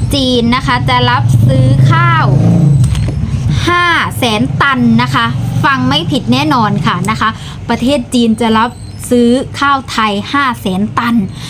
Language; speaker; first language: Thai; non-native, local second language; Lao